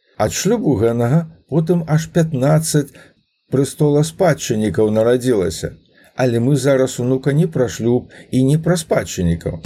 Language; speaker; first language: Belarusian; native; Belarusian